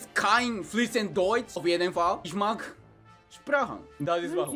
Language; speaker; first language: German; non-native, learner; Portuguese